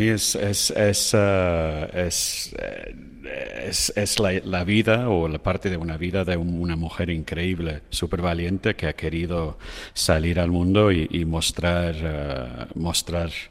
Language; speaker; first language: Spanish; non-native, fluent; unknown